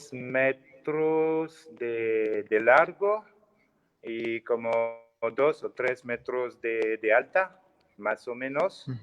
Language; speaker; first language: Spanish; non-native, learner; French